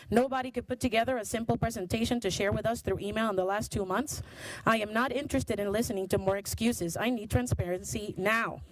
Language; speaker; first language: English; non-native, fluent; Spanish